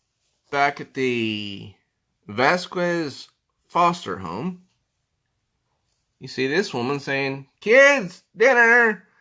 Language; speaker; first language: English; native; English